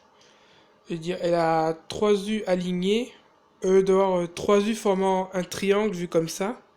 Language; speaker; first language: French; native; French